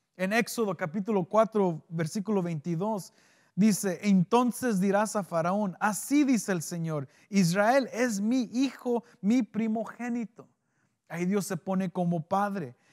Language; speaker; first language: Spanish; early bilingual, heritage; Spanish